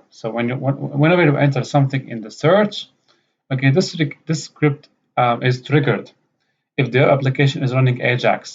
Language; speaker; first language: English; non-native, fluent; Arabic